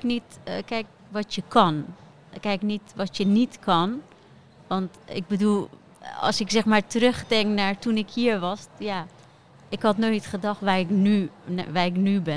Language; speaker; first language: Dutch; non-native, fluent; Persian